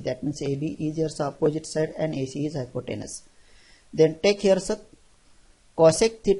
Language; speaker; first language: English; non-native, local second language; Marathi